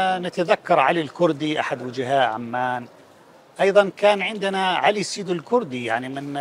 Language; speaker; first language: Arabic; native; Arabic